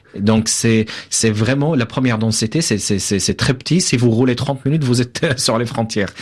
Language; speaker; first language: French; non-native, fluent; Arabic